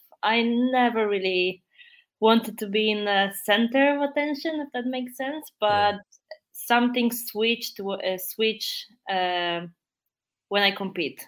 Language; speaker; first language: English; non-native, fluent; Polish